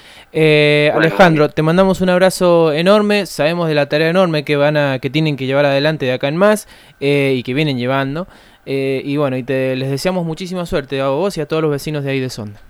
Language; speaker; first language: Spanish; native; Spanish